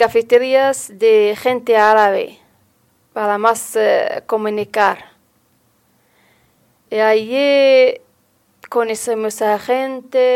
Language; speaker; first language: Spanish; non-native, learner; Arabic